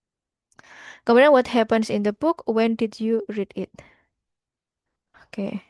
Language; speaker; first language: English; non-native, fluent; Indonesian